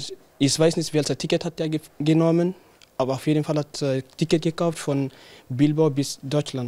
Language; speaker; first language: German; non-native, learner; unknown